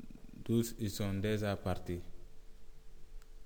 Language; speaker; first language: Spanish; non-native, learner; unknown